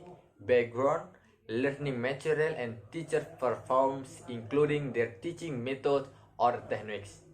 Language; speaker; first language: English; non-native, learner; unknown